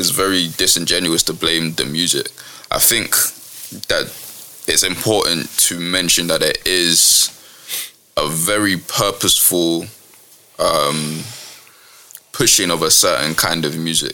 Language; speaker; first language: English; native; English